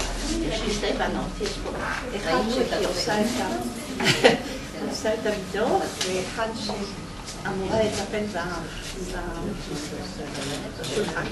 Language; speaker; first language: Hebrew; non-native, fluent; Polish